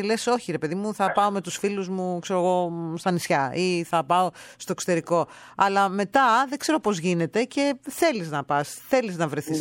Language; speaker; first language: Greek; native; Greek